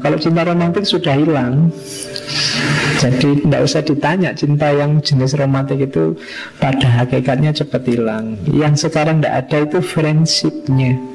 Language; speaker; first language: Indonesian; non-native, local second language; Javanese